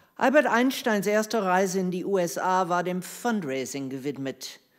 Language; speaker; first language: German; non-native, fluent; English